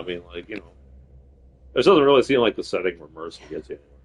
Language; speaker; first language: English; native; English